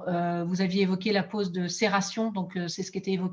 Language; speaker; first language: French; native; French